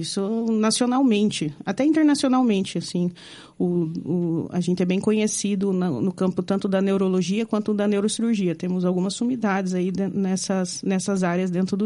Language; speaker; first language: Portuguese; native; Portuguese